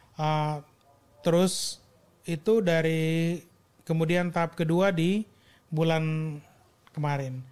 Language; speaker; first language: Indonesian; native; Indonesian